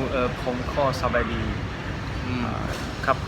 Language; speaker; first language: Thai; non-native, learner; English